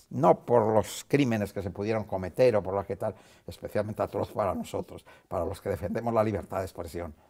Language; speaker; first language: Spanish; native; Spanish